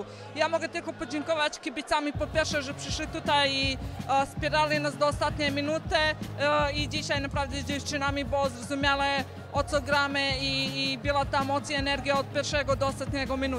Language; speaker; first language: Polish; non-native, fluent; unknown